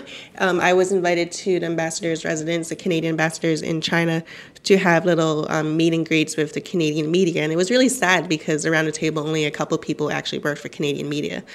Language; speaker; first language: English; non-native, fluent; Cantonese